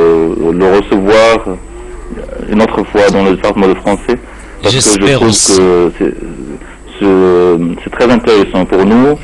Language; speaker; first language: French; non-native, fluent; Arabic